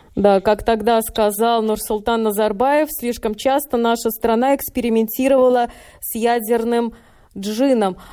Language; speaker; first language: Russian; native; Russian